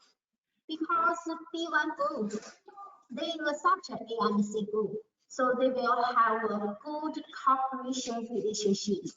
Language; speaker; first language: English; non-native, learner; Chinese